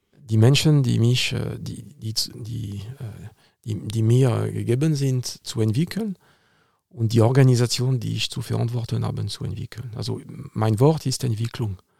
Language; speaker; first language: German; non-native, fluent; French